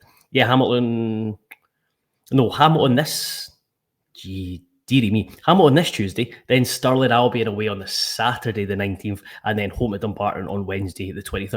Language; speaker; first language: English; native; English